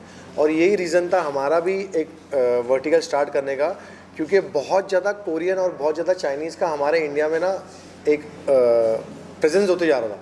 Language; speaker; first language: Hindi; native; Hindi